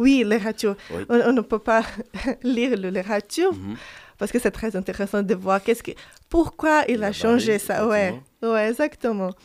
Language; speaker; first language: French; non-native, fluent; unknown